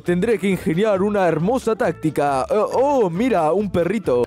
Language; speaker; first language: Spanish; native; Spanish